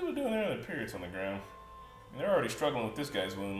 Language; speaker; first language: English; native; English